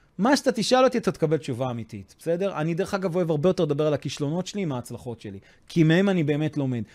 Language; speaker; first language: Hebrew; non-native, fluent; English